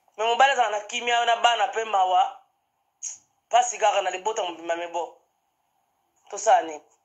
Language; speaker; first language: Lingala; non-native, local second language; Kongo